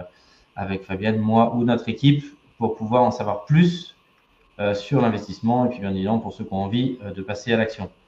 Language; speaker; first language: French; native; French